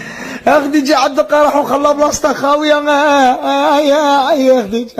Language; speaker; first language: Arabic; native; Arabic